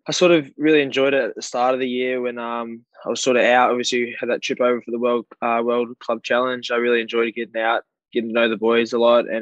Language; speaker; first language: English; native; English